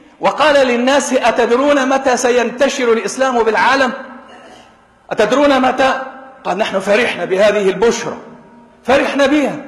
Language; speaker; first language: Arabic; native; Arabic